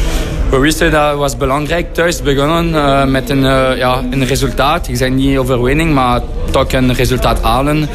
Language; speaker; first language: Dutch; non-native, fluent; French